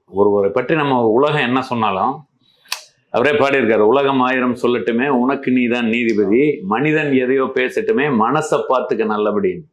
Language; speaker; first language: Tamil; non-native, local second language; Malayalam